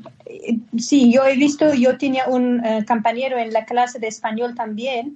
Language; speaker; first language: Spanish; non-native, learner; Persian